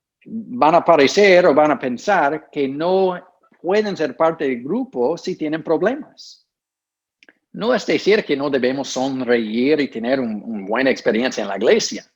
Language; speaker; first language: Spanish; non-native, fluent; English